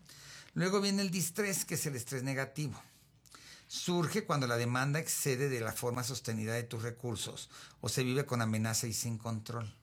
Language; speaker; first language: Spanish; native; Spanish